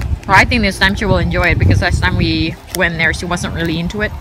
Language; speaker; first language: English; non-native, fluent; Indonesian